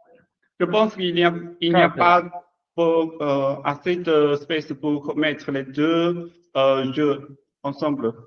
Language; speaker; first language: French; non-native, learner; Chinese